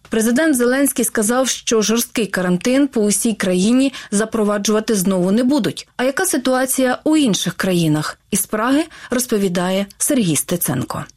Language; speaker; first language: Ukrainian; native; Ukrainian